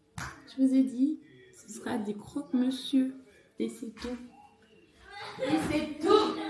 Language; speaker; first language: French; native; French